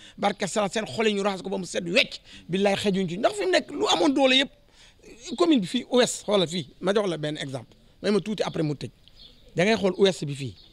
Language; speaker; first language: Wolof; non-native, local second language; Fula